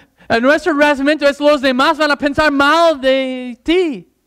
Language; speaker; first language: Spanish; non-native, fluent; English